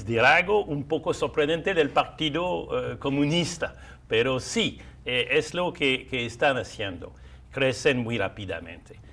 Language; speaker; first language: Spanish; non-native, fluent; French